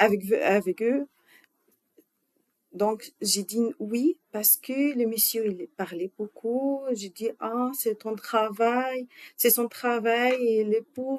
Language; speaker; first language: French; non-native, learner; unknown